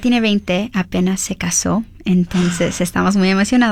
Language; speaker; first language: Spanish; early bilingual, heritage; Spanish